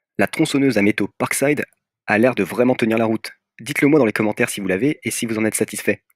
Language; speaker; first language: French; native; French